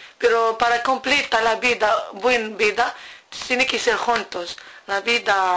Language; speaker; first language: Spanish; non-native, learner; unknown